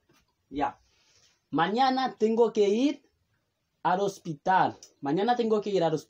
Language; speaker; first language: Spanish; non-native, fluent; Haitian Creole